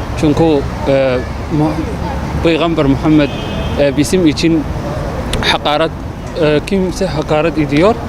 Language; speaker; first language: Turkish; non-native, learner; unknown